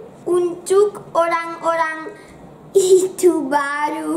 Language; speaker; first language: Indonesian; non-native, learner; English